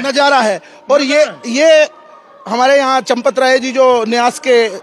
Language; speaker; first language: Hindi; native; Hindi